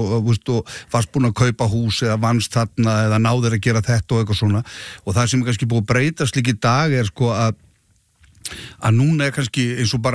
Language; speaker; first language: Icelandic; native; Icelandic